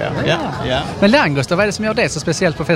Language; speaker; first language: Swedish; native; Swedish